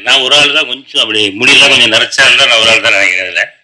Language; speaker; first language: Tamil; native; Tamil